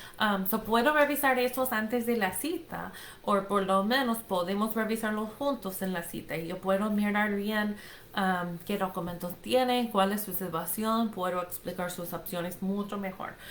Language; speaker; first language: Spanish; non-native, fluent; English